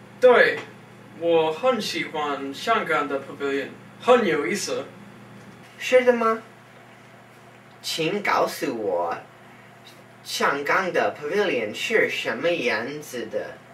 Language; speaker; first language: Chinese; non-native, learner; English